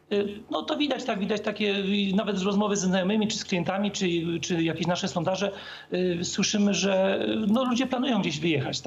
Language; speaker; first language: Polish; native; Polish